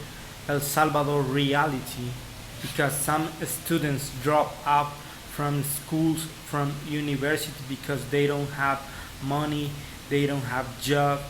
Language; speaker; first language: English; non-native, fluent; Spanish